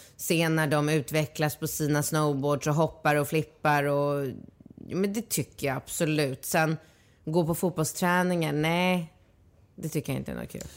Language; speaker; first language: Swedish; native; Swedish